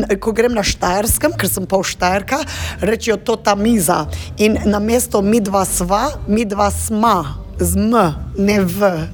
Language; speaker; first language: Slovenian; early bilingual, heritage; Slovenian